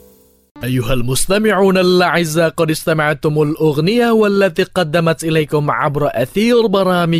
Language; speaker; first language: Arabic; non-native, fluent; Indonesian